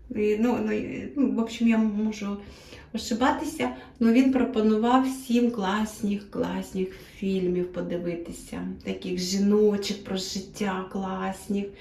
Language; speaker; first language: Ukrainian; native; Ukrainian